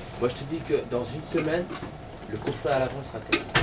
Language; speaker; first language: French; native; French